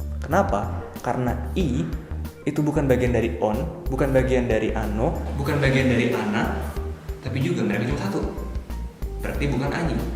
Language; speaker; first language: Indonesian; native; Indonesian